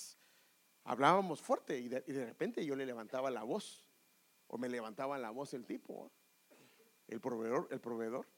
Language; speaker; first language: Spanish; native; Spanish